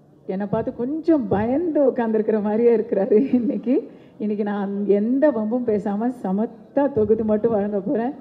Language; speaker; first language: Tamil; native; Tamil